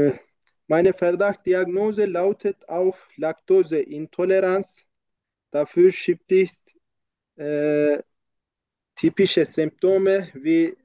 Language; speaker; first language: German; non-native, learner; Turkish